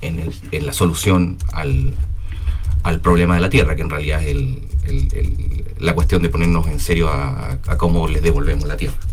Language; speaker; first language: Spanish; native; Spanish